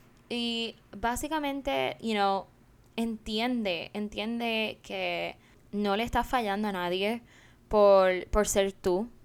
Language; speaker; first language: Spanish; native; Spanish